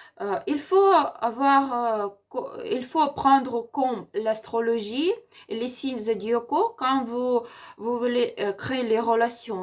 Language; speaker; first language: French; non-native, learner; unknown